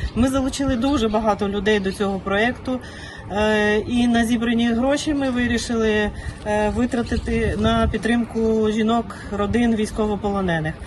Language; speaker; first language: Ukrainian; native; Ukrainian